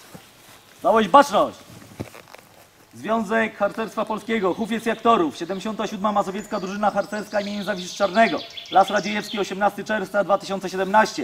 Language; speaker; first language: Polish; native; Polish